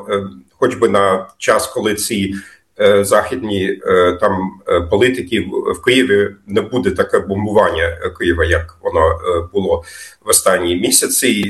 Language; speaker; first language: Ukrainian; non-native, fluent; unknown